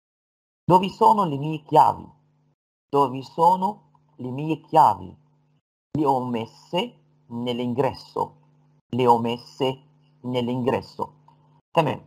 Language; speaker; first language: Italian; non-native, fluent; Arabic